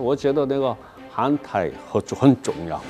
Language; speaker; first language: Chinese; non-native, fluent; Korean